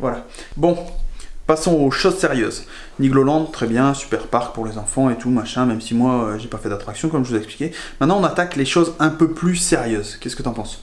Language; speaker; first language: French; native; French